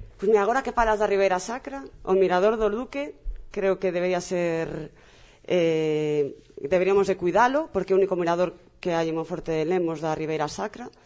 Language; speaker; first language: Galician; non-native, local second language; Spanish